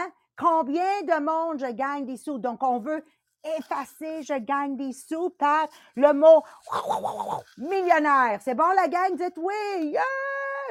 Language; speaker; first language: French; native; French